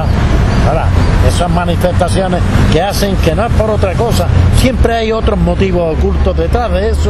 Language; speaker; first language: Spanish; native; Spanish